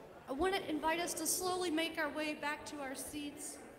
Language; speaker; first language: English; native; English